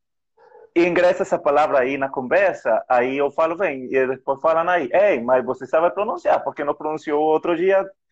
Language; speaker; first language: Portuguese; non-native, fluent; Spanish